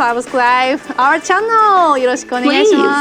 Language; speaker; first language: Japanese; native; Japanese